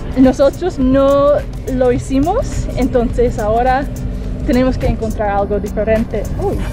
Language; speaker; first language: Spanish; non-native, fluent; English